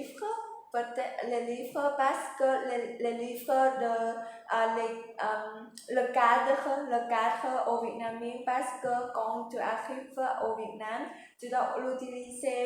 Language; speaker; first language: French; non-native, learner; Vietnamese